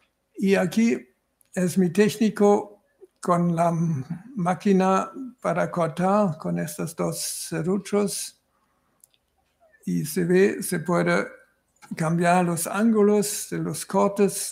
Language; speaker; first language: Spanish; non-native, fluent; German